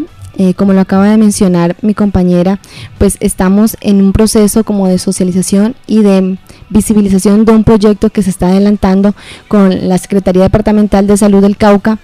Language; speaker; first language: Spanish; native; Spanish